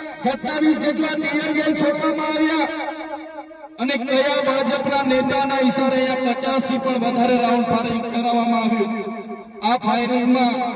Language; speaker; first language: Gujarati; non-native, local second language; Bhili